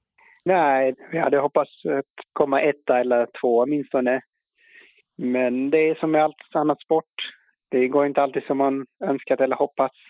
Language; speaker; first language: Swedish; non-native, fluent; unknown